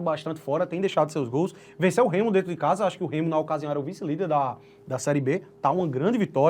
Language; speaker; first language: Portuguese; native; Portuguese